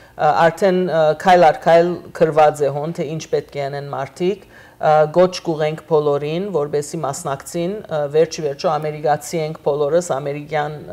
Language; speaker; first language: Armenian; native; Armenian